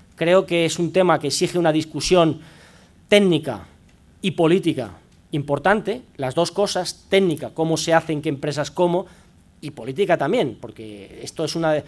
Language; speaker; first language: Spanish; native; Spanish